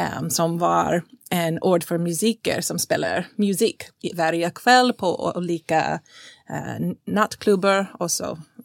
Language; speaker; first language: Swedish; non-native, fluent; English